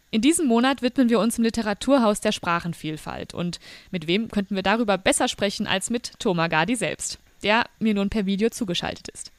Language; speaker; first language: German; native; German